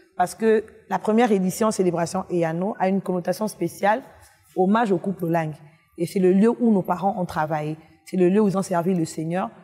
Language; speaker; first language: French; non-native, local second language; Lingala